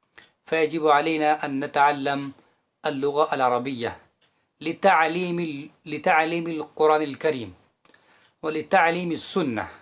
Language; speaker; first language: Arabic; non-native, fluent; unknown